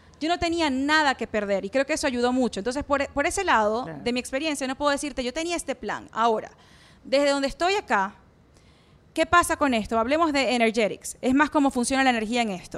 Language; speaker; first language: Spanish; native; Spanish